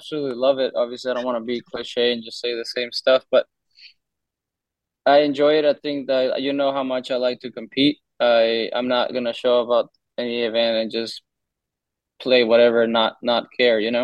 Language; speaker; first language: English; non-native, fluent; Spanish